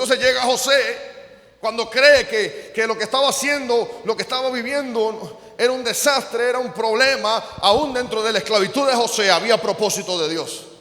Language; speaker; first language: Spanish; native; Spanish